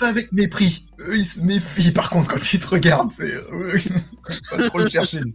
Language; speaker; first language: French; native; French